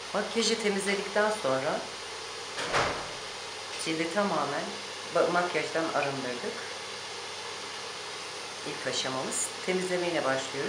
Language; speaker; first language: Turkish; native; Turkish